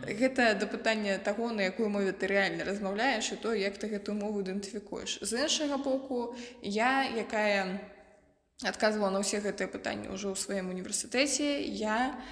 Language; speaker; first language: Belarusian; non-native, local second language; Russian